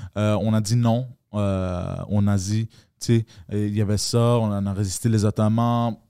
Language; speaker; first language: French; early bilingual, other home language; Greek